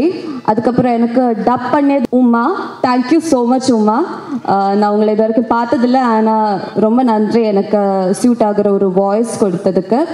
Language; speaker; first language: Tamil; non-native, learner; Malayalam